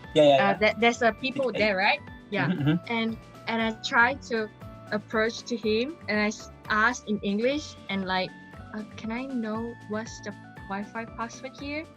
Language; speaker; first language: English; non-native, local second language; Chinese